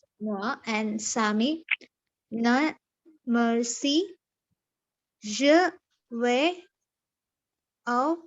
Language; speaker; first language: French; non-native, learner; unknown